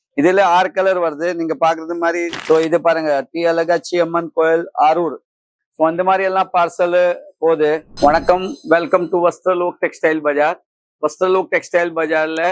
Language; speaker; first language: Tamil; non-native, fluent; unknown